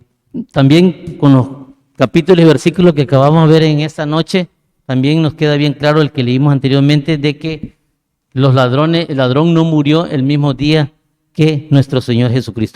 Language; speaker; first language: Spanish; native; Spanish